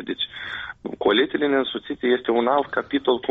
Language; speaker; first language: Romanian; native; Romanian